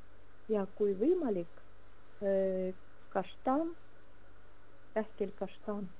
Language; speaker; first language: Estonian; non-native, learner; Russian